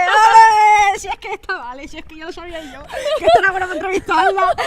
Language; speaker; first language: Spanish; native; Spanish